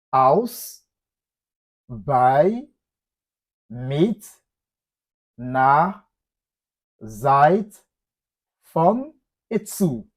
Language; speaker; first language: German; non-native, fluent; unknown